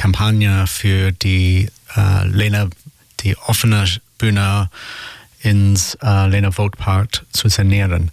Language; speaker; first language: German; non-native, learner; English